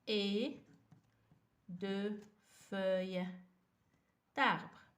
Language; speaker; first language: French; non-native, fluent; Arabic